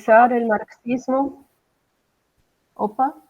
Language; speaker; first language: Spanish; non-native, learner; Portuguese